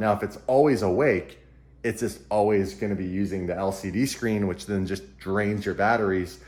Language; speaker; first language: English; native; English